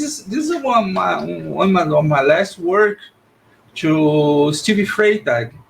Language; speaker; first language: English; non-native, learner; Portuguese